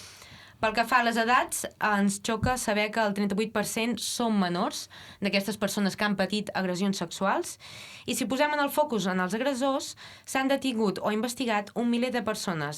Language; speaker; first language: Catalan; native; Catalan